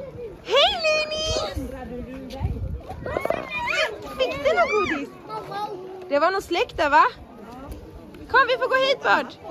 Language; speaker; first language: Swedish; native; Swedish